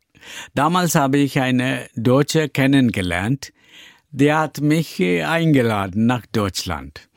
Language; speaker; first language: German; non-native, learner; Tamil